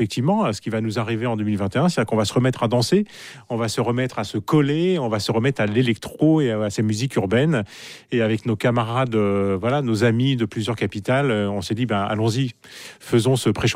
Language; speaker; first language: French; native; French